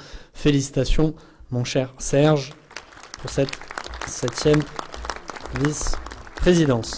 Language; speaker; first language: French; native; French